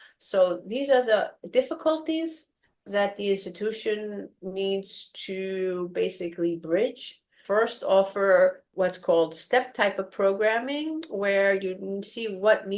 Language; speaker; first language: English; non-native, fluent; Greek